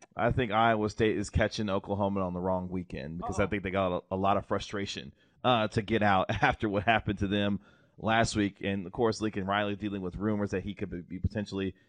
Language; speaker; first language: English; native; English